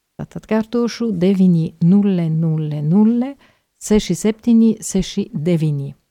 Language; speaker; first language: Latvian; native; Latvian